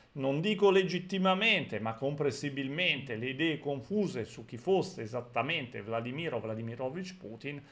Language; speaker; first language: Italian; native; Italian